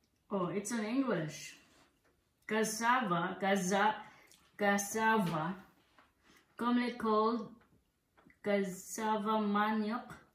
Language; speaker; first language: English; non-native, local second language; Filipino